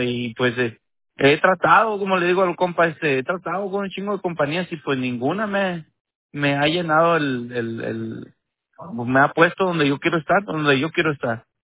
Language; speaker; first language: Spanish; native; Spanish